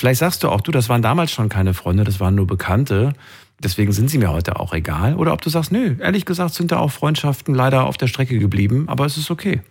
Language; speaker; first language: German; native; German